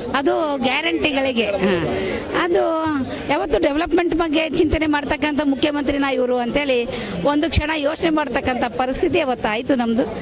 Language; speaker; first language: Kannada; non-native, local second language; Lambadi